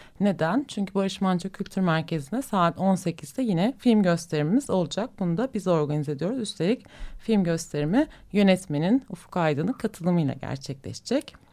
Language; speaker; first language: Turkish; native; Turkish